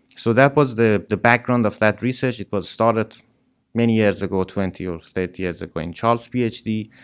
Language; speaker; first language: English; non-native, fluent; Persian